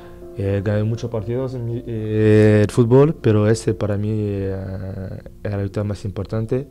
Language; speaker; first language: Spanish; non-native, fluent; French